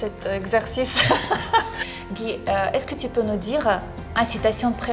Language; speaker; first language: French; non-native, learner; Russian